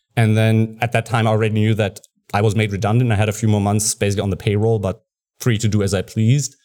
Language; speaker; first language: English; non-native, fluent; German